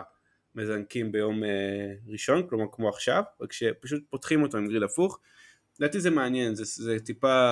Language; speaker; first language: Hebrew; native; Hebrew